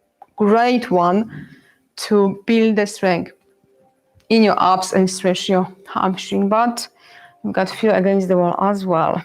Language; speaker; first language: English; non-native, fluent; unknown